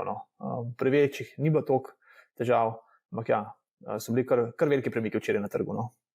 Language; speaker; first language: Slovenian; native; Slovenian